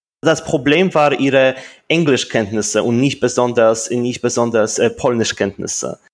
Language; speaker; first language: German; non-native, fluent; Polish